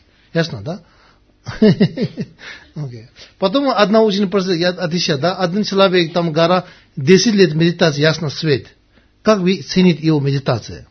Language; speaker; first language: Russian; non-native, learner; Tibetan